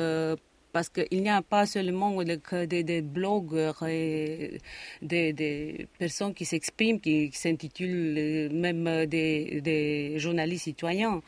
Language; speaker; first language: French; non-native, fluent; Romanian